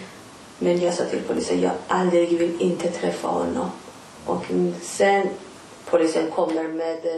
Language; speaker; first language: Swedish; non-native, learner; Persian